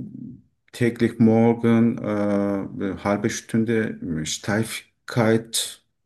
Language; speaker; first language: German; non-native, learner; Turkish